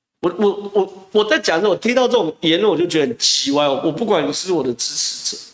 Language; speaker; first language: Chinese; native; Chinese